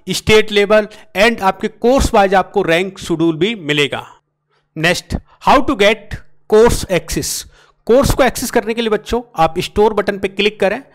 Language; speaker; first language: Hindi; native; Hindi